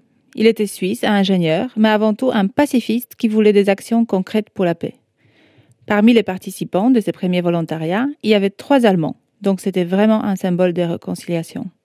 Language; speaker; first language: French; native; French